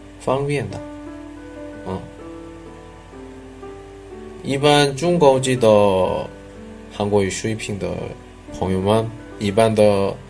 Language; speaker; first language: Chinese; non-native, learner; Korean